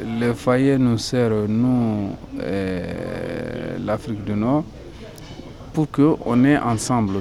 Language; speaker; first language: French; non-native, local second language; Soninke